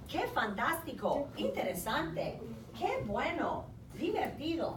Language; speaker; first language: Spanish; non-native, fluent; English